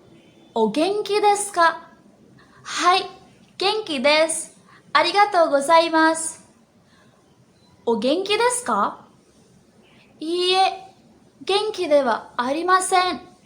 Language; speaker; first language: Japanese; non-native, learner; Sinhala